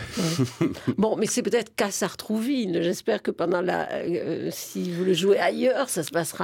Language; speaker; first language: French; native; French